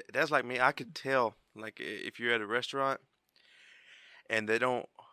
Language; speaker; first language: English; early bilingual, other home language; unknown